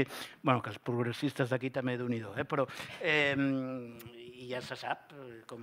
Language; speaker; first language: Catalan; native; Catalan